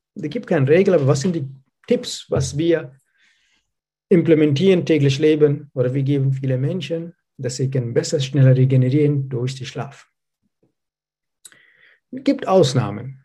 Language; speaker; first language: German; non-native, learner; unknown